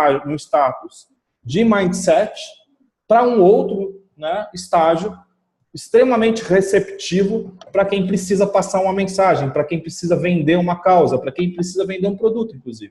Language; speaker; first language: Portuguese; native; Portuguese